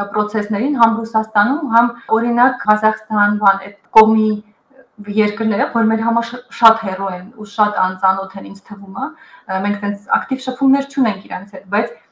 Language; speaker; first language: Armenian; early bilingual, heritage; Armenian